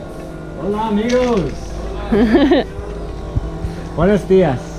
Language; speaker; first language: Spanish; non-native, learner; English